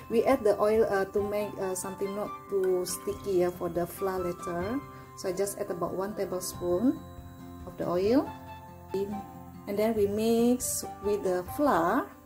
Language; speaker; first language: English; non-native, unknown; Indonesian